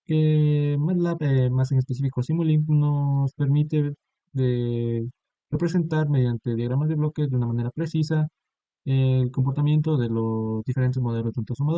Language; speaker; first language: Spanish; native; Spanish